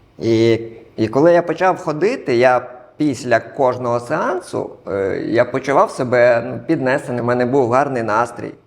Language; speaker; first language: Ukrainian; non-native, local second language; Russian